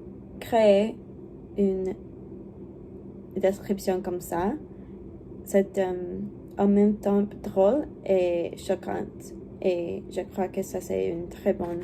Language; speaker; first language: French; non-native, learner; English